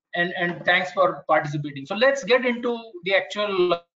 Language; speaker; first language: English; non-native, local second language; Marathi